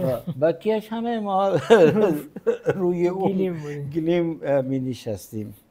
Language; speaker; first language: Persian; non-native, fluent; Punjabi